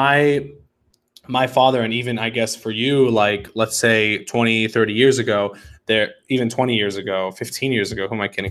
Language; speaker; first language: English; native; English